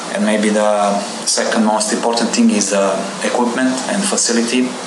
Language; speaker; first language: English; non-native, learner; Serbian